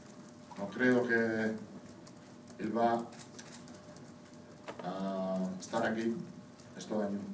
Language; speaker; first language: Spanish; non-native, fluent; Italian